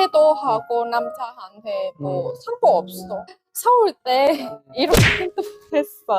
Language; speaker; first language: Korean; non-native, learner; Vietnamese